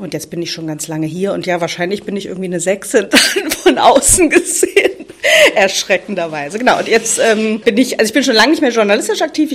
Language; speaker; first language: German; native; German